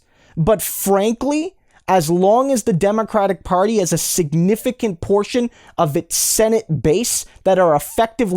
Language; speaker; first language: English; native; English